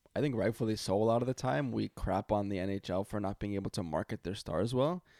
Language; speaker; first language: English; native; English